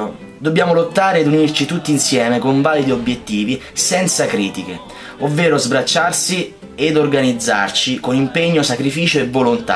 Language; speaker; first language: Italian; native; Italian